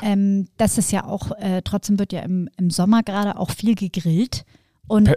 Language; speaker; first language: German; native; German